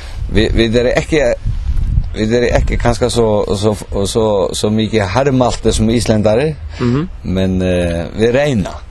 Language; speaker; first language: Icelandic; non-native, learner; Faroese